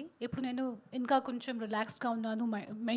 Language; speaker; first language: Telugu; non-native, learner; Hindi